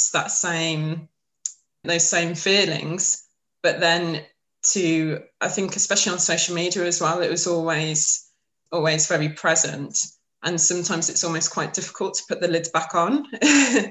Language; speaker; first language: English; native; English